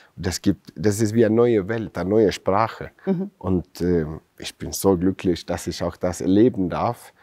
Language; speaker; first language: German; non-native, fluent; Swedish